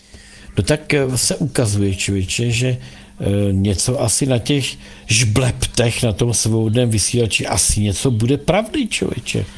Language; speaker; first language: Czech; native; Czech